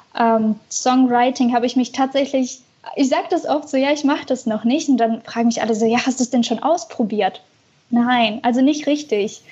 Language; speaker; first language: German; early bilingual, other home language; Russian